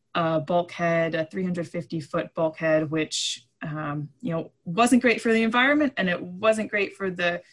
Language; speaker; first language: English; native; English